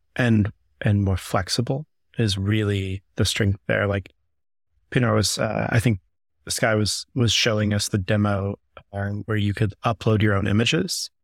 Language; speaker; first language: English; native; English